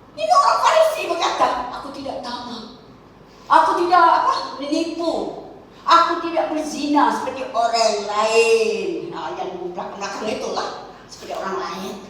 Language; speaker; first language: Malay; non-native, local second language; Chinese